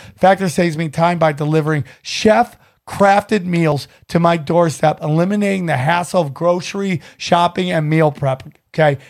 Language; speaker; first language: English; native; English